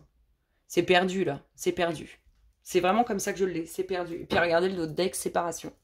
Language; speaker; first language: French; native; French